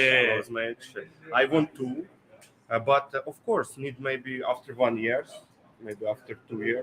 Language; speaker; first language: English; non-native, learner; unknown